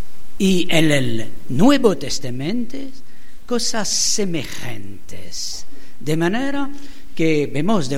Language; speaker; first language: Spanish; non-native, fluent; French